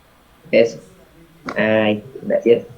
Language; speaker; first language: Spanish; native; Spanish